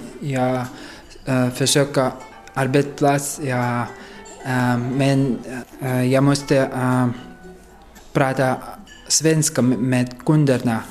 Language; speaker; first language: Swedish; non-native, learner; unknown